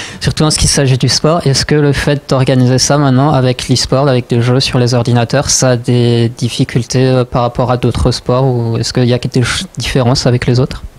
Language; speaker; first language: French; native; French